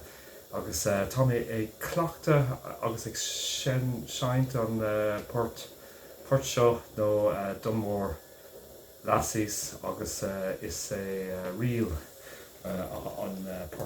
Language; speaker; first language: Irish; non-native, local second language; English